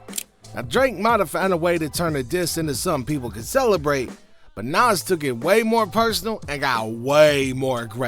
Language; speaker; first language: English; native; English